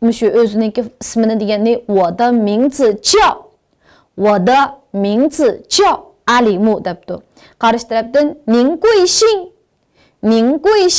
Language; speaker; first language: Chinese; non-native, local second language; Uyghur